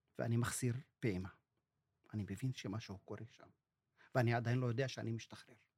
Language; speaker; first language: Hebrew; non-native, local second language; Arabic